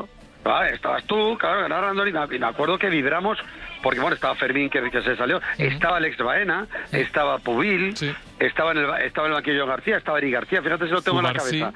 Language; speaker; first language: Spanish; native; Spanish